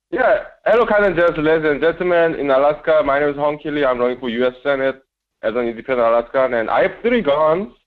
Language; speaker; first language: English; non-native, fluent; Korean